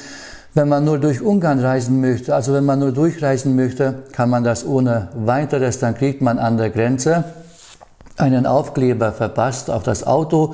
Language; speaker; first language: German; native; German